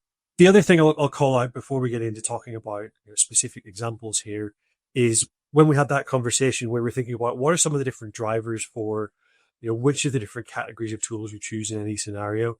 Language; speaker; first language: English; native; English